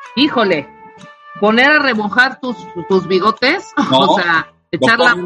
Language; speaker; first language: Spanish; native; Spanish